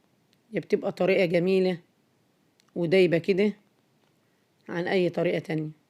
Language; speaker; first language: Arabic; native; Arabic